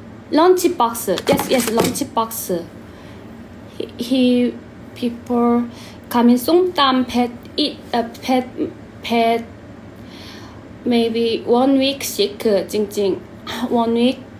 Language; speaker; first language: English; non-native, learner; Korean